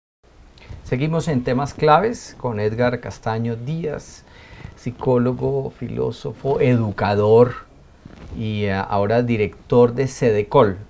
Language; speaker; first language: Spanish; native; Spanish